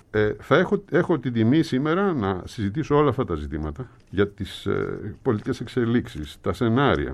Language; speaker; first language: Greek; native; Greek